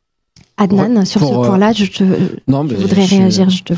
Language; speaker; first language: French; native; French